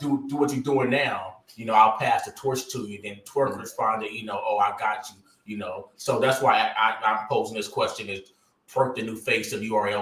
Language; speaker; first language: English; native; English